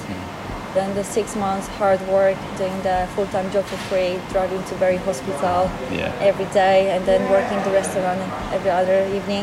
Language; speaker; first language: English; non-native, fluent; Polish